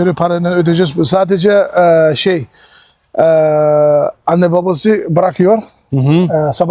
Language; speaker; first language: Turkish; non-native, learner; Uyghur